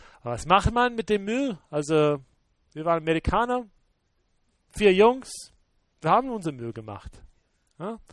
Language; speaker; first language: German; non-native, fluent; English